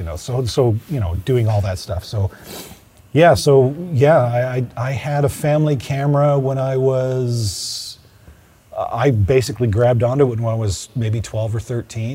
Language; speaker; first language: English; native; English